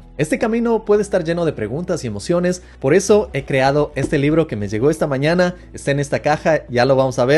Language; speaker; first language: Spanish; native; Spanish